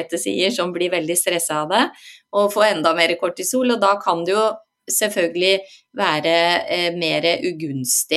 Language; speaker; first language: Norwegian; native; Norwegian